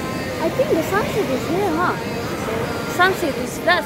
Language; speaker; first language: English; non-native, learner; Filipino